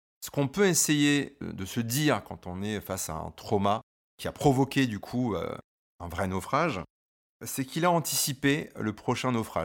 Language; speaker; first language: French; native; French